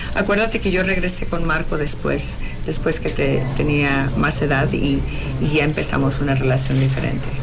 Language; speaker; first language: Spanish; early bilingual, heritage; Spanish